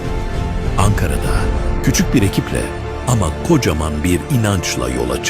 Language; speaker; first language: Turkish; native; Turkish